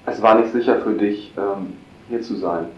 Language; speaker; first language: German; native; German